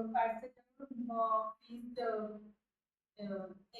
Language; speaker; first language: French; non-native, learner; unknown